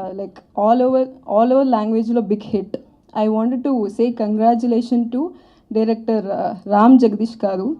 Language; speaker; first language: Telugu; non-native, learner; Tamil